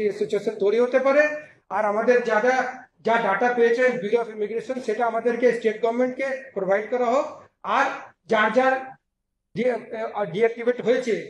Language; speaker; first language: Bangla; native; Bangla